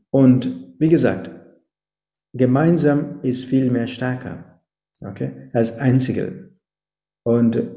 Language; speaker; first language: German; non-native, fluent; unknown